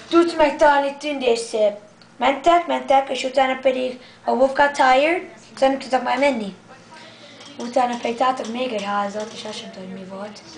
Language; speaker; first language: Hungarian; early bilingual, heritage; English